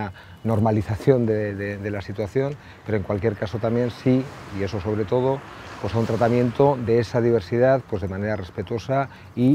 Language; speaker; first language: Spanish; native; Spanish